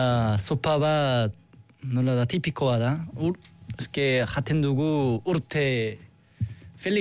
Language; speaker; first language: Basque; non-native, learner; Korean